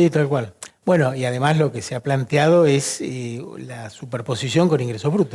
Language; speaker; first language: Spanish; native; Spanish